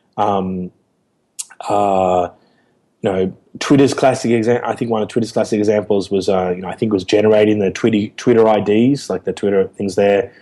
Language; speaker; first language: English; native; English